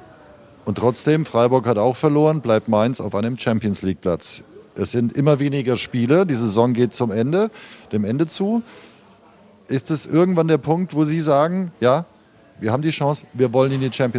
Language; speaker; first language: German; native; German